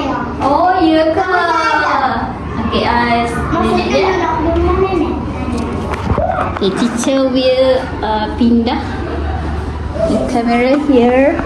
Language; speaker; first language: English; non-native, local second language; Malay